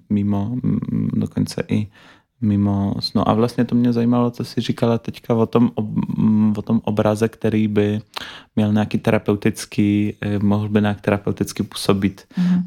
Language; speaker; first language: Czech; non-native, fluent; Polish